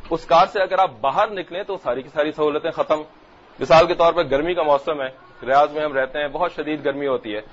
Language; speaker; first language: Urdu; native; Urdu